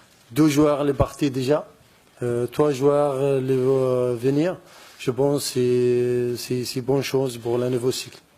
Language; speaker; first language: French; non-native, learner; Arabic